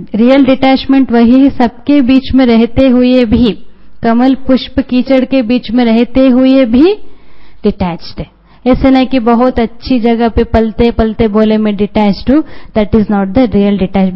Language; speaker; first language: Hindi; native; Hindi